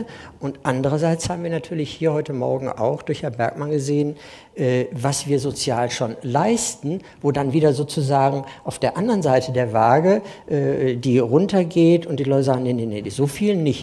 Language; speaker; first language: German; native; German